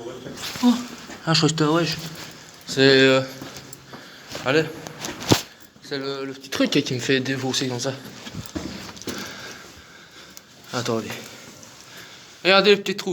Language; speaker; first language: French; native; French